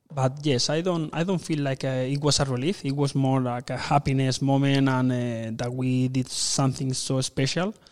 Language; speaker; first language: English; non-native, fluent; Spanish